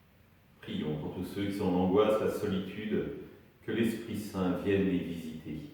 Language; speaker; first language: French; native; French